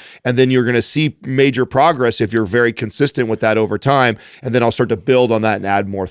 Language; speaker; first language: English; native; English